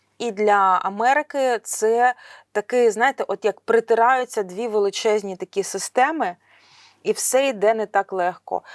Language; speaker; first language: Ukrainian; native; Ukrainian